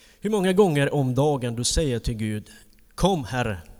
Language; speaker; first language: Swedish; non-native, fluent; Ukrainian